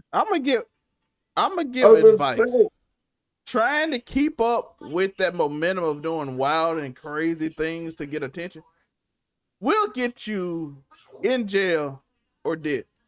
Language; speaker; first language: English; native; English